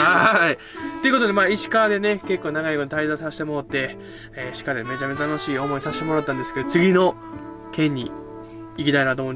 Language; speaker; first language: Japanese; native; Japanese